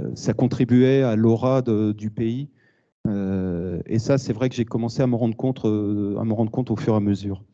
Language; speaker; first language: French; native; French